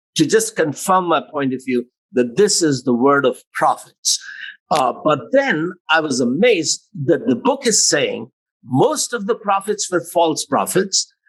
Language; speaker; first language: English; non-native, local second language; Hindi